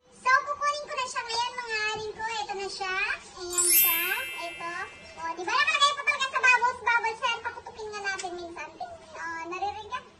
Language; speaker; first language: Filipino; non-native, local second language; Iloko